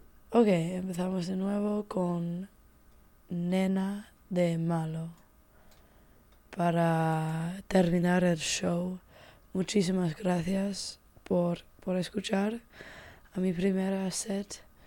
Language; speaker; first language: Spanish; non-native, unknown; English